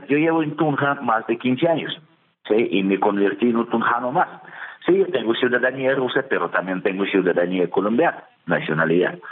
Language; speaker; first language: Spanish; non-native, fluent; Russian